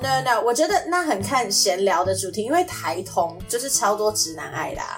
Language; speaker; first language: Chinese; native; Chinese